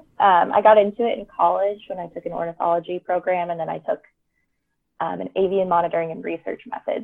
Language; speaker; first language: English; native; English